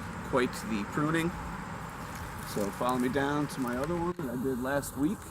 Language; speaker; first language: English; native; English